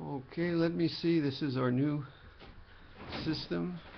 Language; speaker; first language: English; native; English